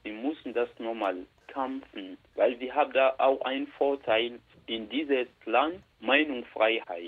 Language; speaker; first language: German; non-native, learner; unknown